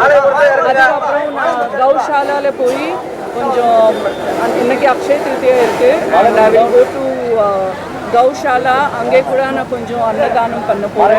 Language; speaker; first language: Tamil; non-native, local second language; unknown